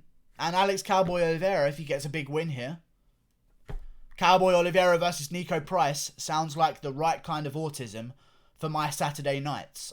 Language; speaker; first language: English; native; English